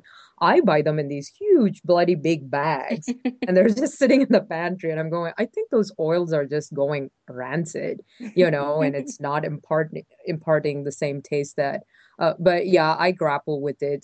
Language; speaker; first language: English; non-native, local second language; Tamil